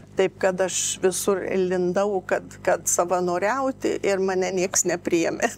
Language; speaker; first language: Lithuanian; early bilingual, heritage; Lithuanian